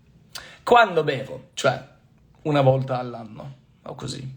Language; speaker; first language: Italian; non-native, fluent; English